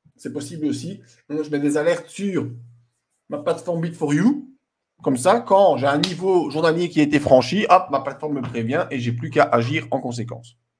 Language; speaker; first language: French; native; French